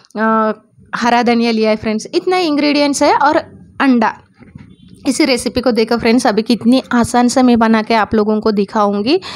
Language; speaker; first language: Hindi; non-native, local second language; Marathi